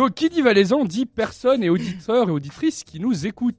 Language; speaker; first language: French; native; French